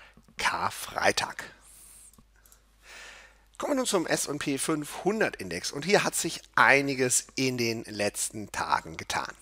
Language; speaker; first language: German; native; German